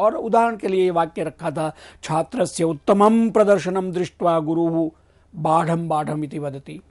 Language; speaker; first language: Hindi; non-native, local second language; Gujarati